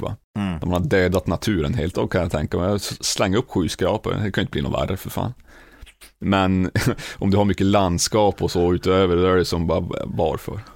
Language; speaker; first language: Swedish; native; Swedish